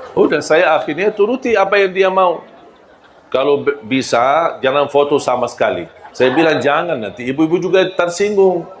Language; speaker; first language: Malay; non-native, fluent; Arabic